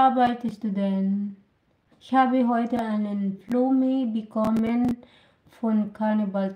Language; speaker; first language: German; non-native, learner; Filipino